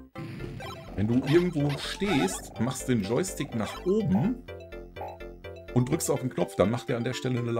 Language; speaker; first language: German; native; German